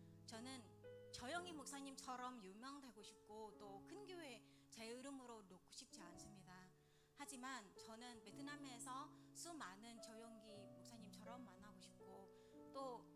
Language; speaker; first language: Korean; non-native, learner; Vietnamese